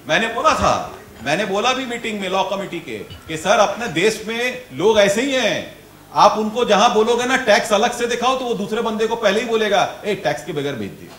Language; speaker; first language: Hindi; non-native, local second language; Bangla